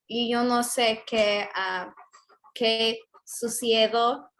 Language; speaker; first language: Spanish; non-native, learner; English